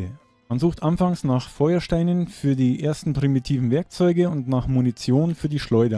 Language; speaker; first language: German; native; German